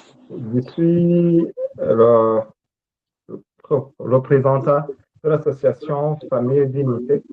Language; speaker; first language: French; non-native, local second language; Rundi